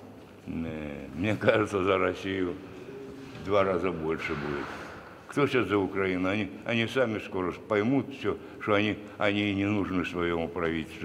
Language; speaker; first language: Russian; native; Russian